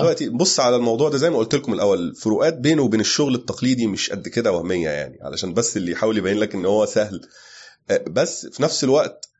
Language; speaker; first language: Arabic; native; Arabic